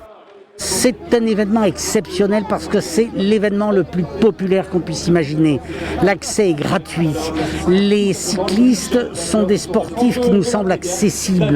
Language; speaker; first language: French; native; French